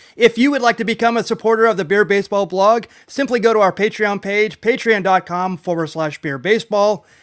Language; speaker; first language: English; native; English